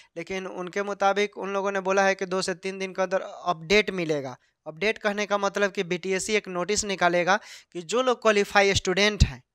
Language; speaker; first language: Hindi; native; Hindi